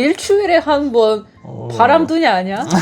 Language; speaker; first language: Korean; non-native, fluent; Russian